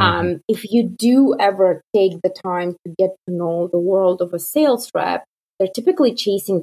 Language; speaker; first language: English; non-native, fluent; Russian